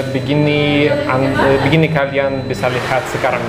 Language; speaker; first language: Indonesian; non-native, learner; Russian